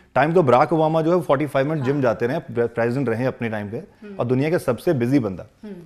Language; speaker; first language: Hindi; non-native, local second language; Punjabi